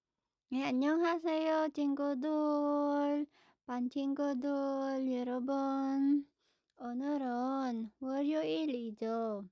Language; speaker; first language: Korean; non-native, learner; Filipino